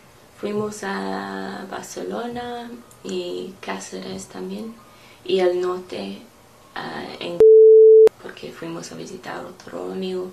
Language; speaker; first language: Spanish; non-native, learner; English